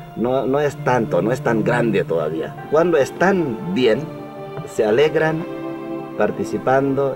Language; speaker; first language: Spanish; non-native, fluent; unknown